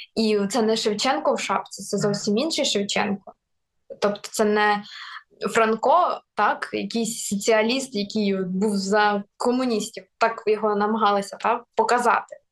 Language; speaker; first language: Ukrainian; non-native, local second language; Russian